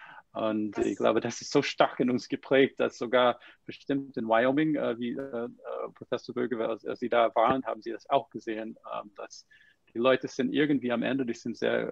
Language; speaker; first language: German; non-native, fluent; English